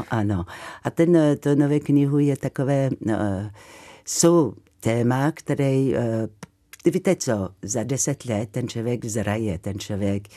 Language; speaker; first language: Czech; non-native, fluent; French